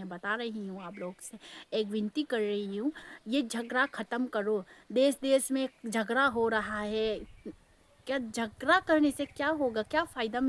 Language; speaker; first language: Hindi; non-native, local second language; Manipuri